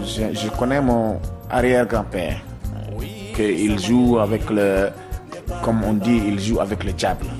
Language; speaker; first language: French; non-native, local second language; Bambara